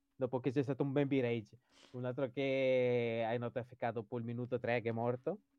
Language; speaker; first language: Italian; early bilingual, other home language; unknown